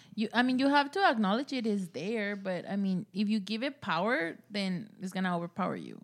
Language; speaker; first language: English; early bilingual, other home language; Spanish